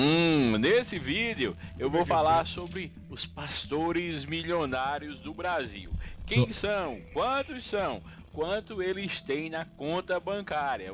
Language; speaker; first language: Portuguese; native; Portuguese